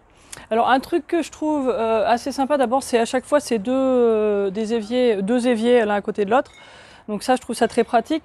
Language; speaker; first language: French; native; French